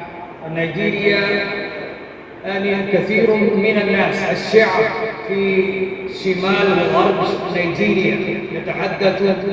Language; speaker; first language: Arabic; non-native, fluent; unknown